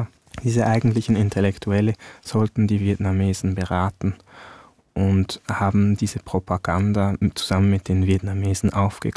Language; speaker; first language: German; early bilingual, other home language; Vietnamese